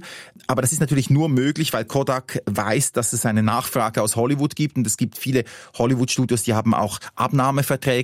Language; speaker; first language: German; native; German